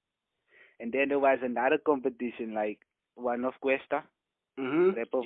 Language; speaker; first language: English; non-native, local second language; Afrikaans